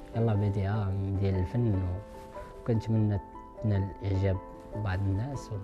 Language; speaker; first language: Arabic; native; Arabic